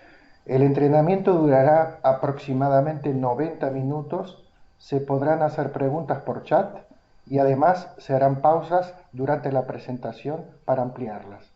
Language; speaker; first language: Spanish; native; Spanish